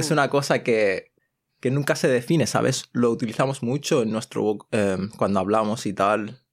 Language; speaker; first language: Spanish; early bilingual, other home language; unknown